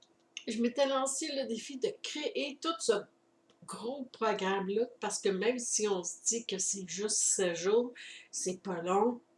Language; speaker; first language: French; native; French